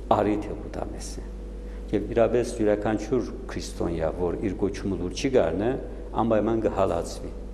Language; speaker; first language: Armenian; early bilingual, heritage; Armenian